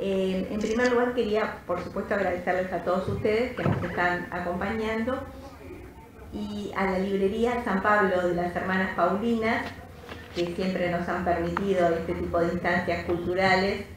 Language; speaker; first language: Spanish; native; Spanish